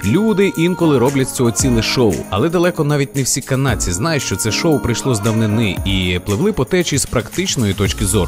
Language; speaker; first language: Ukrainian; native; Ukrainian